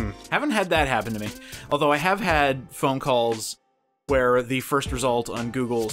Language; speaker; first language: English; native; English